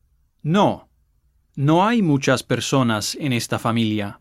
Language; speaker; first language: Spanish; non-native, learner; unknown